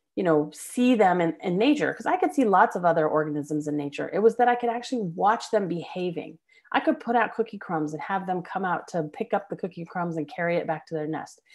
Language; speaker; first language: English; native; English